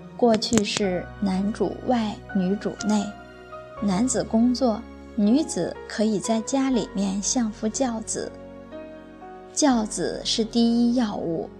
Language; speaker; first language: Chinese; non-native, local second language; Cantonese